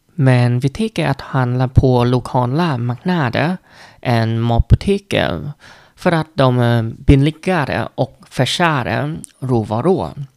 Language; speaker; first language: Swedish; non-native, learner; Vietnamese